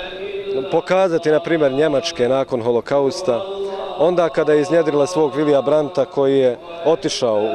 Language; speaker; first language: Croatian; native; Croatian